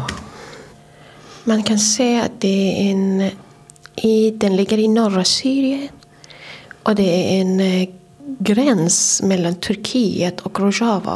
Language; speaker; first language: Swedish; non-native, fluent; Persian